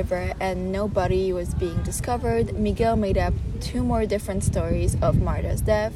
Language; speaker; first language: English; non-native, fluent; Polish